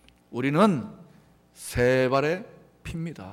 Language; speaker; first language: Korean; native; Korean